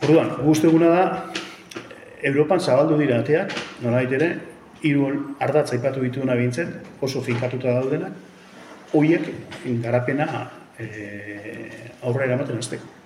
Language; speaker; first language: Basque; native; Basque